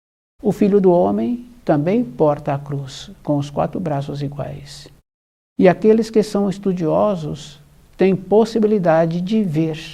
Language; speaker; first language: Portuguese; native; Portuguese